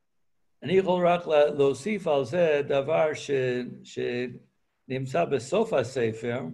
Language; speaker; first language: Hebrew; non-native, fluent; English